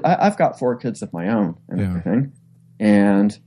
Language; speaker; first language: English; native; English